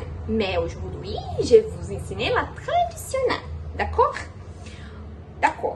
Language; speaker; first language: French; non-native, learner; Portuguese